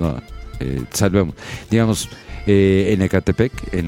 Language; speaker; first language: Spanish; native; Spanish